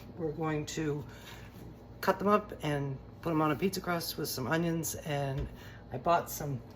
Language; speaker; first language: English; native; English